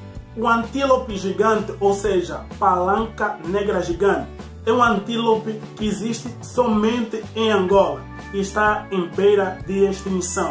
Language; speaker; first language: Portuguese; native; Portuguese